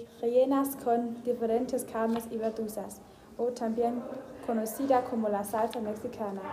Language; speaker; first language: Spanish; non-native, learner; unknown